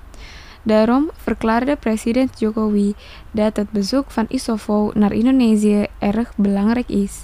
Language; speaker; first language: Dutch; non-native, fluent; Indonesian